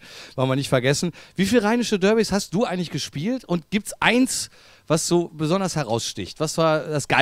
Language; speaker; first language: German; native; German